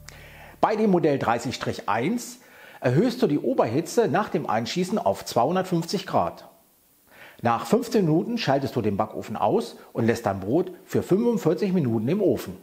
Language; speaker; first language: German; native; German